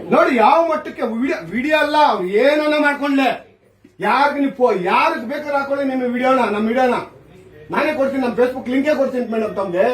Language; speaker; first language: Kannada; native; Kannada